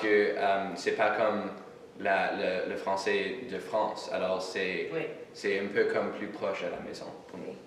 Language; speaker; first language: French; non-native, local second language; English